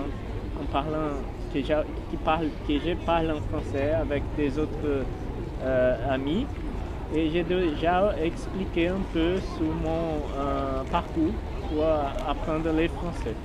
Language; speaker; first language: French; non-native, learner; Portuguese